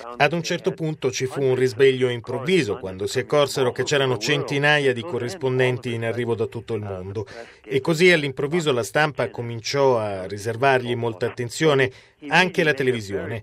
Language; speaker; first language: Italian; non-native, fluent; English